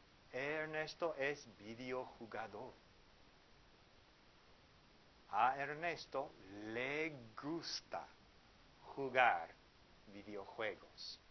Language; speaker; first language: Spanish; non-native, learner; English